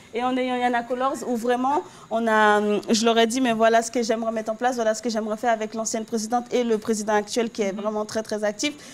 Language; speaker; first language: French; non-native, local second language; Haitian Creole